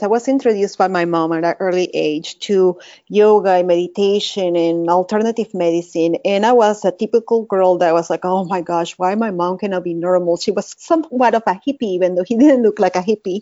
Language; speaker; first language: English; non-native, fluent; Spanish